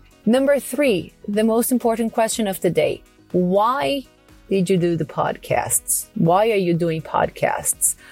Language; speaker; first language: English; non-native, fluent; Portuguese